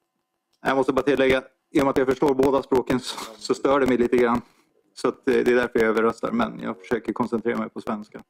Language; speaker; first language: Swedish; native; Swedish